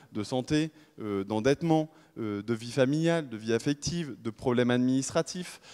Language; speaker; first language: French; native; French